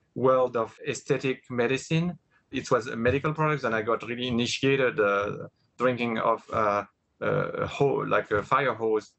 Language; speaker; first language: English; non-native, fluent; French